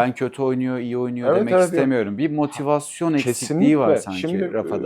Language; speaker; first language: Turkish; native; Turkish